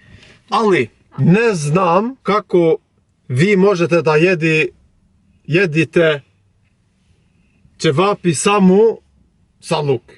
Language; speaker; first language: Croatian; non-native, learner; Albanian